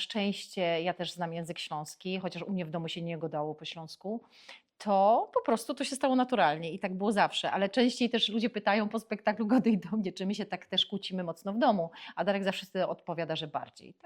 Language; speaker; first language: Polish; native; Polish